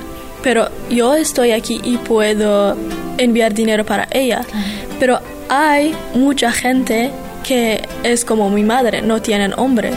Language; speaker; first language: Spanish; non-native, learner; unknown